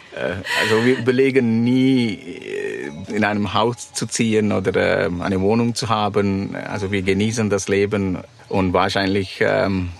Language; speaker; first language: German; non-native, fluent; Sinhala